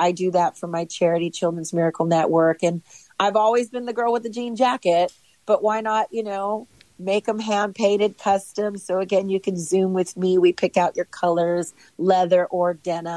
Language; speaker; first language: English; native; English